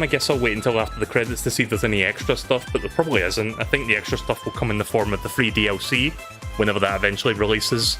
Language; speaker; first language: English; native; English